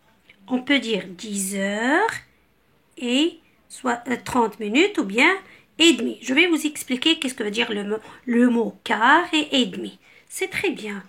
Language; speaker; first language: French; non-native, local second language; Arabic